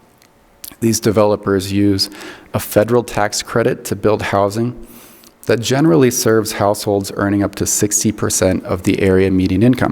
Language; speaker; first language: English; native; English